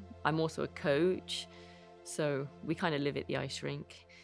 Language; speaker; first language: English; native; English